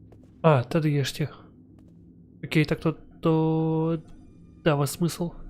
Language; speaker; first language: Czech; non-native, learner; Ukrainian